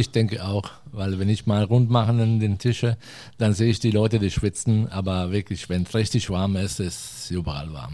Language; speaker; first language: German; non-native, fluent; Italian